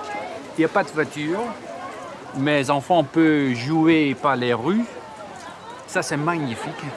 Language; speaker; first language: French; non-native, learner; Dutch